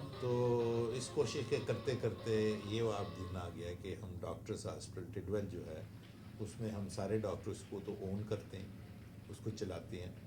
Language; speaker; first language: Urdu; non-native, local second language; Punjabi